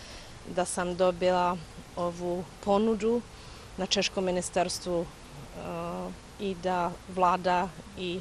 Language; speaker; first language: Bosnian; non-native, fluent; Czech